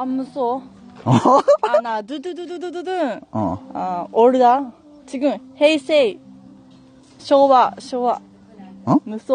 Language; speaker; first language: Korean; non-native, learner; Japanese